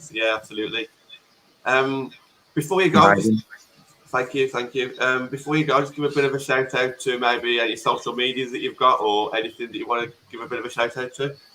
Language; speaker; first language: English; native; English